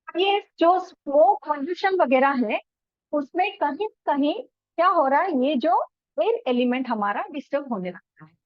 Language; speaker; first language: Hindi; non-native, local second language; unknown